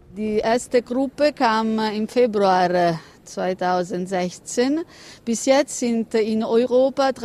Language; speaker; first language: German; non-native, fluent; Italian